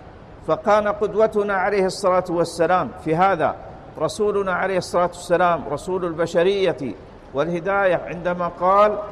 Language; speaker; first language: Arabic; native; Arabic